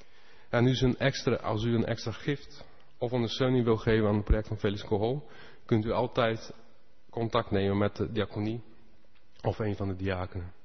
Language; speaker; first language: Dutch; non-native, fluent; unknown